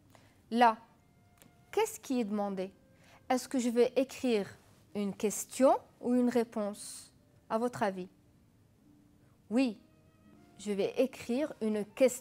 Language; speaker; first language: French; non-native, fluent; Arabic